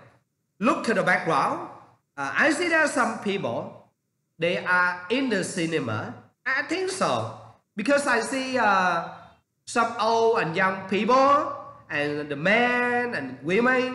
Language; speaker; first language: English; non-native, learner; Vietnamese